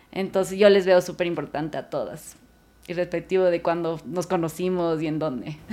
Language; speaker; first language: Spanish; native; Spanish